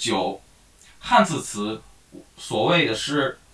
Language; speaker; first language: Chinese; non-native, fluent; Korean